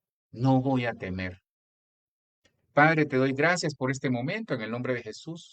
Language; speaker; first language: Spanish; native; Spanish